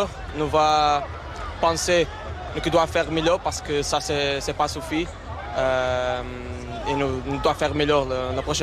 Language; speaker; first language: French; non-native, learner; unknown